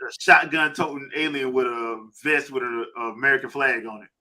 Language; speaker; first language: English; native; English